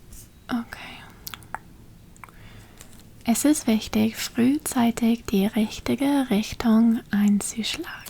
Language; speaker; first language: German; non-native, learner; English